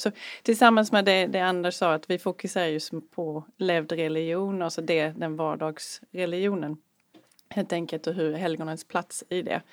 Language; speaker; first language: Swedish; non-native, fluent; English